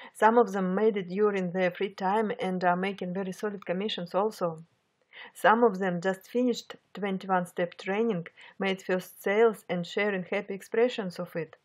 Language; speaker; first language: English; non-native, fluent; Russian